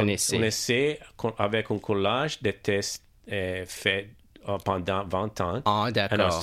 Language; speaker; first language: French; non-native, learner; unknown